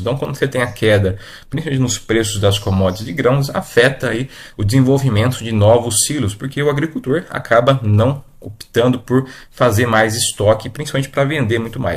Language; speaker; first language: Portuguese; native; Portuguese